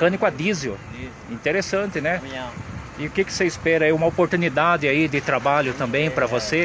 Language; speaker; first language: Portuguese; native; Portuguese